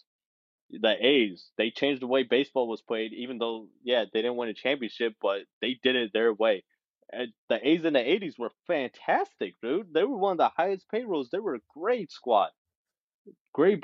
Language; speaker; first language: English; native; English